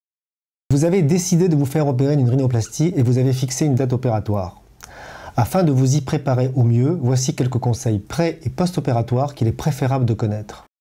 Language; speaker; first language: French; native; French